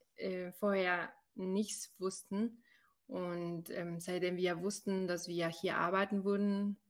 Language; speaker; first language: German; non-native, fluent; Spanish